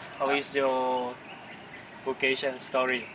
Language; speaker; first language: English; non-native, fluent; Vietnamese